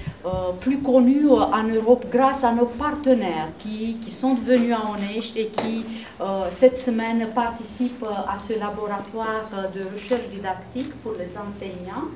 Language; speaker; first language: French; non-native, fluent; Italian